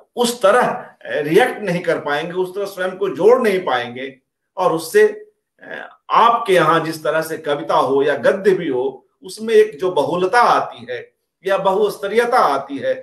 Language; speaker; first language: Hindi; native; Hindi